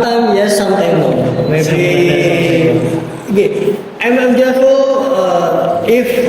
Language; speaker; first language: English; non-native, learner; Indonesian